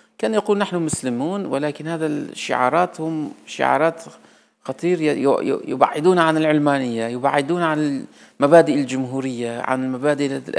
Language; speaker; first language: Arabic; non-native, fluent; Turkish